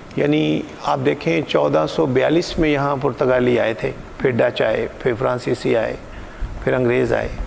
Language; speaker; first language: Urdu; non-native, local second language; Punjabi